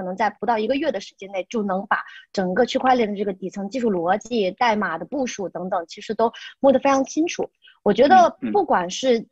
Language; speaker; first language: Chinese; native; Chinese